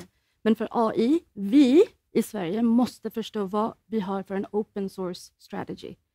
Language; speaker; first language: Swedish; non-native, fluent; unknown